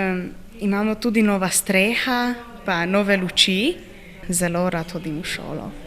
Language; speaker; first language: Slovenian; non-native, learner; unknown